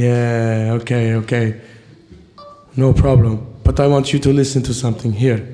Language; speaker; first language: English; non-native, learner; Russian